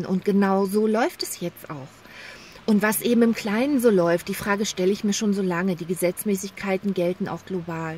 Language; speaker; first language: German; native; German